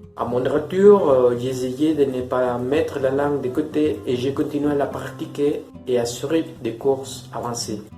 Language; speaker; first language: French; non-native, fluent; Spanish